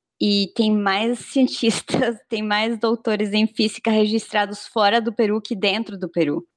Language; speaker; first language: Portuguese; non-native, fluent; Spanish